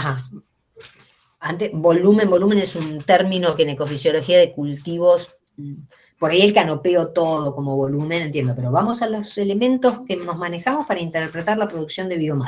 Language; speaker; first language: Spanish; native; Spanish